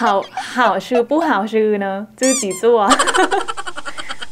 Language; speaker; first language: Chinese; non-native, fluent; Thai